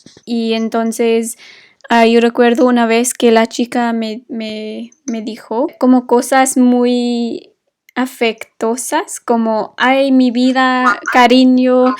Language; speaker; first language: Spanish; non-native, fluent; English